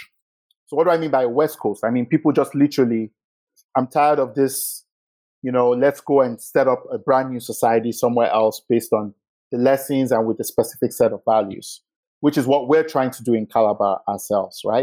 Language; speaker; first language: English; non-native, local second language; Yoruba